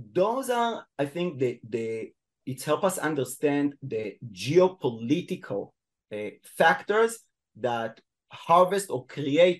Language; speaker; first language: English; non-native, fluent; Hebrew